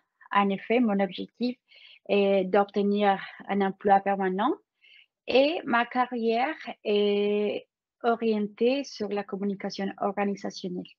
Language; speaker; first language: French; non-native, fluent; Spanish